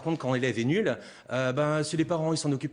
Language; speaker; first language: French; native; French